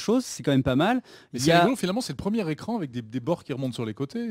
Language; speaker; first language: French; native; French